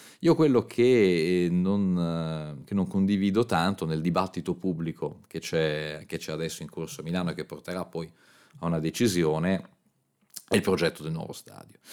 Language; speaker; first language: Italian; native; Italian